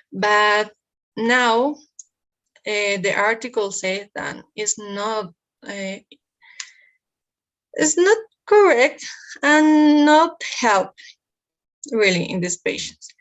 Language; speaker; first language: English; non-native, learner; Spanish